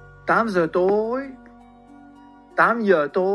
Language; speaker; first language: Vietnamese; non-native, fluent; French